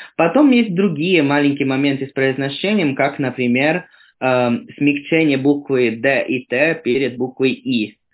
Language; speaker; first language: Russian; non-native, fluent; Italian